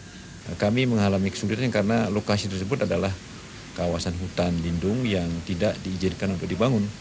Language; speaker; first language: Indonesian; native; Indonesian